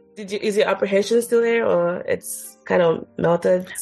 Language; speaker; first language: English; non-native, local second language; Yoruba